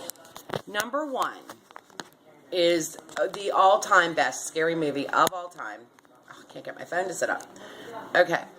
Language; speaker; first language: English; native; English